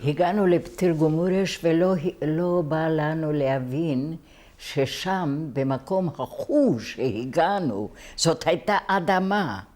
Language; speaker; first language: Hebrew; non-native, fluent; Hungarian